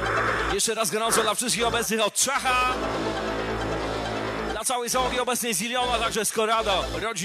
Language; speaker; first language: Polish; native; Polish